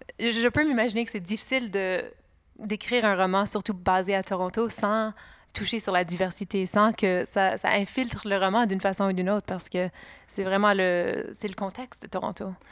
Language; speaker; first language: French; native; French